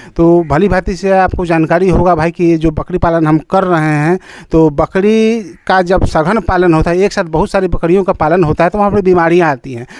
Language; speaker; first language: Hindi; native; Hindi